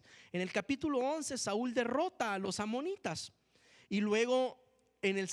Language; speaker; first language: Spanish; native; Spanish